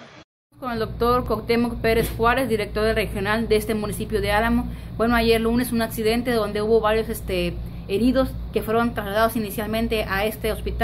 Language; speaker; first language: Spanish; native; Spanish